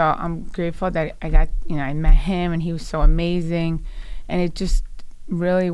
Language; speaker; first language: English; early bilingual, other home language; Italian